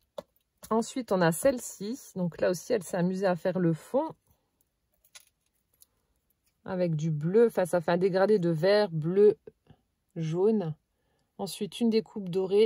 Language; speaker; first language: French; native; French